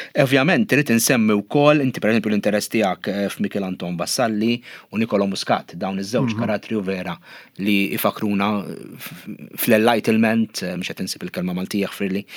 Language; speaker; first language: Maltese; native; Maltese